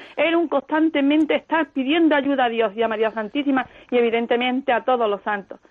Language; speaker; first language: Spanish; native; Spanish